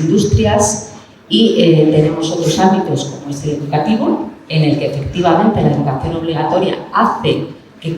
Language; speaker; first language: Spanish; native; Spanish